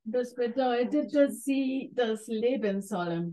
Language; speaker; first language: German; non-native, fluent; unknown